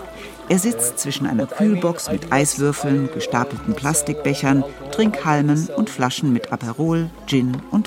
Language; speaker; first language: German; native; German